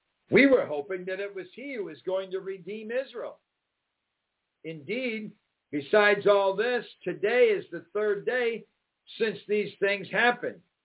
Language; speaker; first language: English; native; English